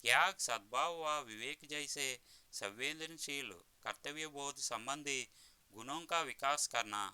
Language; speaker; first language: Hindi; non-native, local second language; Telugu